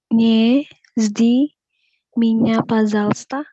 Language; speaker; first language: Russian; non-native, learner; Indonesian